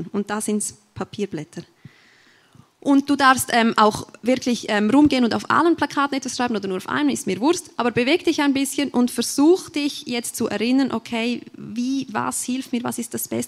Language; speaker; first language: German; native; German